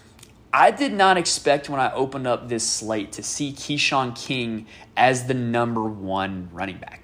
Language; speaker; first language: English; native; English